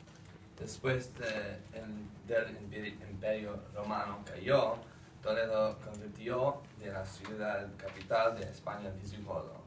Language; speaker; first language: Spanish; non-native, learner; English